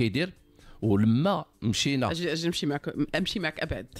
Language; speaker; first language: Arabic; native; Arabic